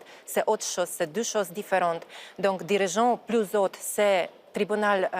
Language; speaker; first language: French; non-native, fluent; Ukrainian